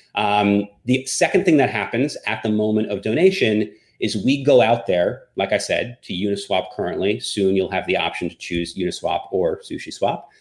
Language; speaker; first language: English; native; English